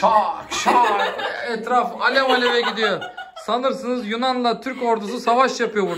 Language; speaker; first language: Turkish; native; Turkish